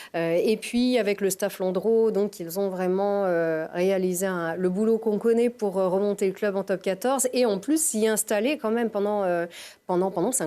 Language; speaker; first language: French; native; French